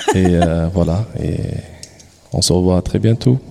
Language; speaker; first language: French; non-native, local second language; Arabic